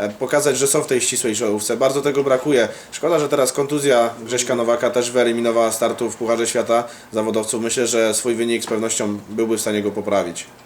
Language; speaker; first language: Polish; native; Polish